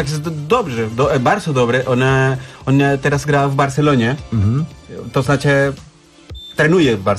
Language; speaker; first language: Polish; non-native, learner; Spanish